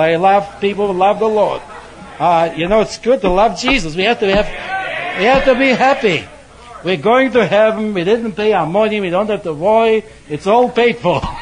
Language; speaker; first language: English; non-native, fluent; Polish